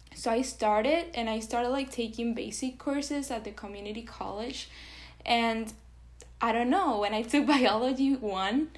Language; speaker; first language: English; non-native, fluent; Spanish